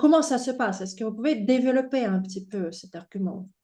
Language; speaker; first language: French; non-native, fluent; Russian